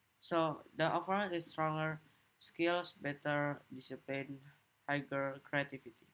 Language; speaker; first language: English; non-native, learner; Indonesian